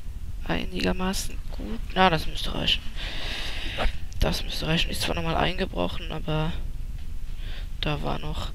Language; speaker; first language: German; native; German